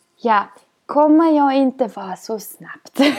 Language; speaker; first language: Swedish; non-native, fluent; German